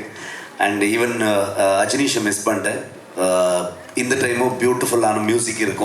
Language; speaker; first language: Tamil; non-native, local second language; Kannada